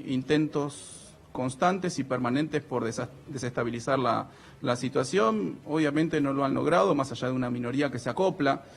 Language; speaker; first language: Spanish; native; Spanish